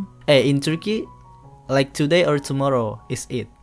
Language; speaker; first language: English; non-native, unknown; Indonesian